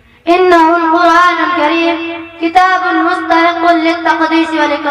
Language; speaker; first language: Arabic; non-native, learner; Urdu